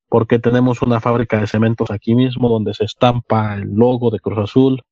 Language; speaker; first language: Spanish; native; Spanish